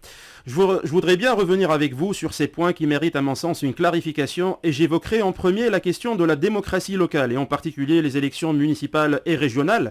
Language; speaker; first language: French; non-native, local second language; Arabic